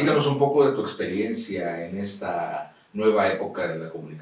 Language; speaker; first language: Spanish; native; Spanish